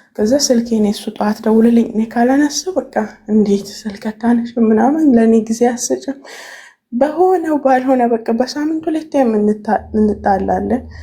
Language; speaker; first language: Amharic; native; Amharic